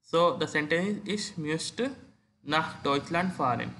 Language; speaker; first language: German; non-native, learner; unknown